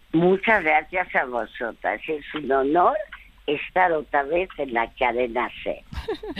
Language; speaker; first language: Spanish; early bilingual, other home language; French